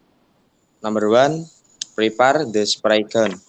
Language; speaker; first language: English; non-native, learner; Indonesian